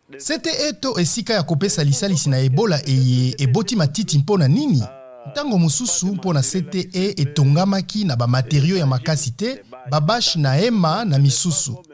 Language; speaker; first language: Lingala; non-native, local second language; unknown